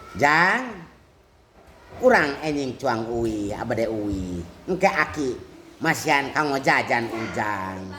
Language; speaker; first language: Sundanese; native; Sundanese